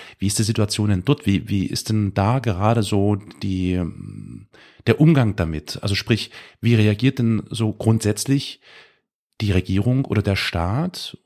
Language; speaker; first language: German; native; German